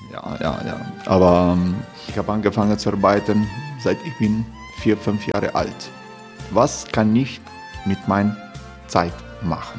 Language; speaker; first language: German; non-native, fluent; Croatian